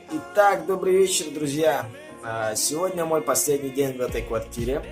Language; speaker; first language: Russian; non-native, local second language; Yakut